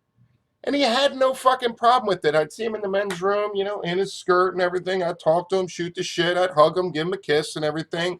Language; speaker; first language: English; native; English